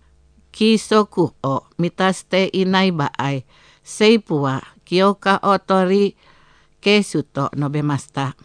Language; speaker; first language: Japanese; non-native, learner; Indonesian